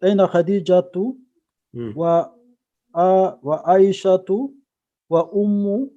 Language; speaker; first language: Arabic; non-native, learner; French